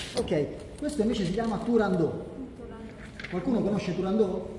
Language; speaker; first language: Italian; native; Italian